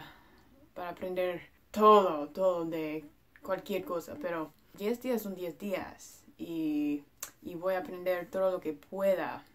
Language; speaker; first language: Spanish; non-native, learner; English